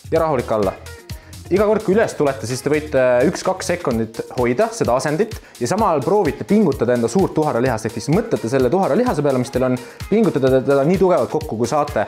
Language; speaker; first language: Estonian; native; Estonian